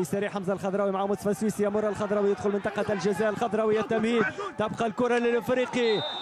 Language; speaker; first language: Arabic; native; Arabic